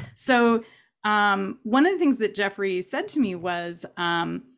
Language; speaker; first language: English; native; English